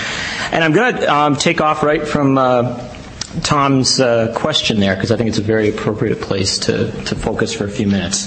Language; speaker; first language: English; native; English